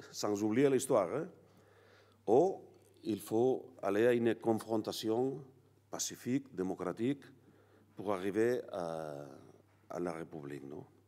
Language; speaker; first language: French; non-native, learner; Catalan